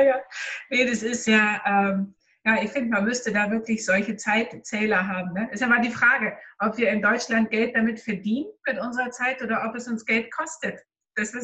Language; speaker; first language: German; native; German